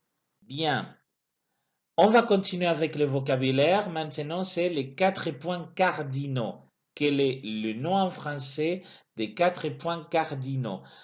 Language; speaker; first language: French; non-native, fluent; Spanish